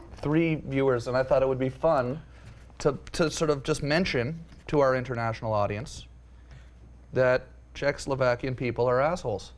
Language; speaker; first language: English; native; English